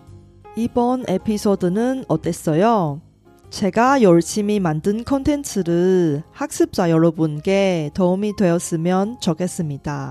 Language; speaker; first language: Korean; non-native, fluent; Chinese